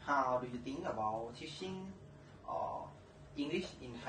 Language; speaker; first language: English; non-native, learner; Thai